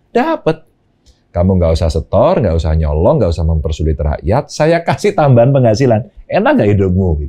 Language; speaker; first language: Indonesian; non-native, local second language; Javanese